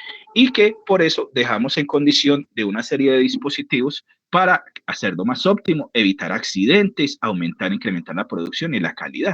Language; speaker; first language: Spanish; native; Spanish